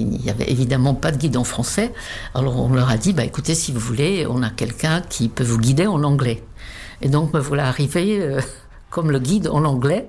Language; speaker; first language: French; non-native, fluent; Czech